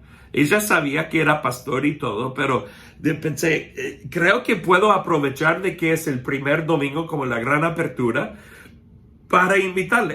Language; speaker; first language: Spanish; non-native, fluent; English